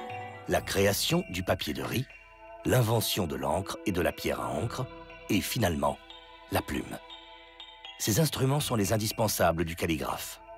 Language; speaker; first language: French; native; French